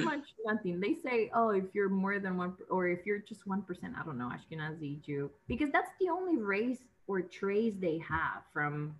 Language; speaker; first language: English; non-native, fluent; Spanish